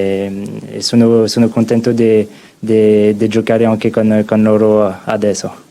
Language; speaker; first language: Italian; non-native, fluent; French